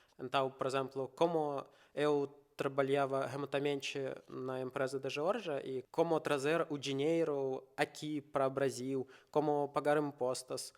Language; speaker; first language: Portuguese; non-native, learner; Russian